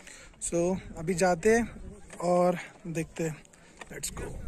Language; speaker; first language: Hindi; native; Hindi